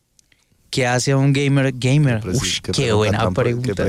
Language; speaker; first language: Spanish; native; Spanish